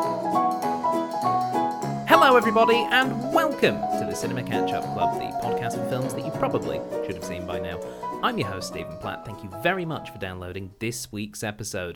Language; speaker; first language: English; native; English